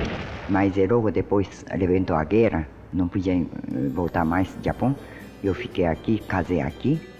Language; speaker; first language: Portuguese; non-native, fluent; Japanese